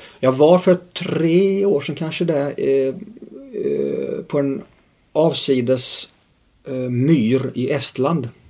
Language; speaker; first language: Swedish; native; Swedish